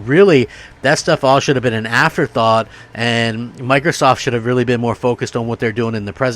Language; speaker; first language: English; native; English